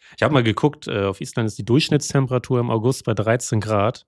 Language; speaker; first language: German; native; German